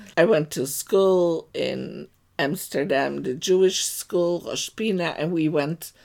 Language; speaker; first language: English; non-native, fluent; Dutch